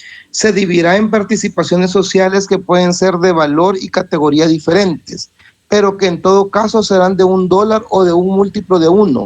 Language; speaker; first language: Spanish; native; Spanish